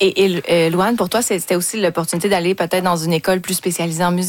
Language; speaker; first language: French; native; French